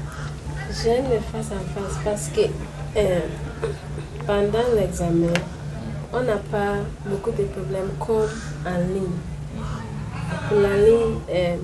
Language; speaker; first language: French; non-native, learner; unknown